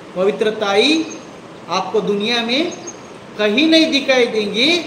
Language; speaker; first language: Hindi; non-native, local second language; Marathi